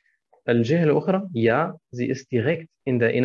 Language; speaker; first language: German; non-native, fluent; Arabic